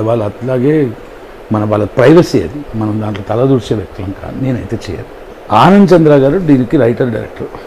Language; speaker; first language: Telugu; non-native, local second language; Tamil